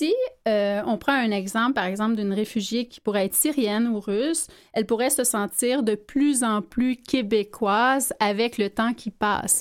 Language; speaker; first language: French; native; French